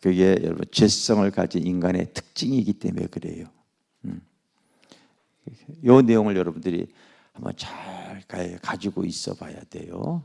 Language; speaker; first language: Korean; native; Korean